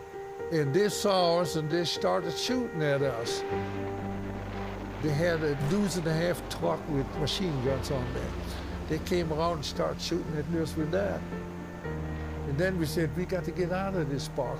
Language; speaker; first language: English; non-native, fluent; German